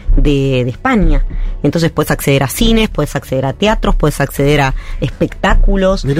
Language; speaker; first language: Spanish; native; Spanish